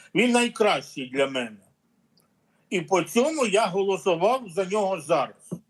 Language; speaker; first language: Ukrainian; native; Ukrainian